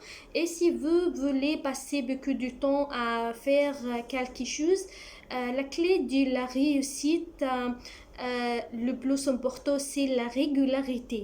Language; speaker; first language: French; non-native, learner; Arabic